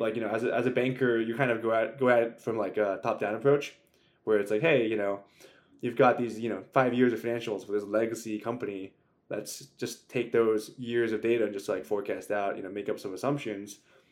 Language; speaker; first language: English; native; English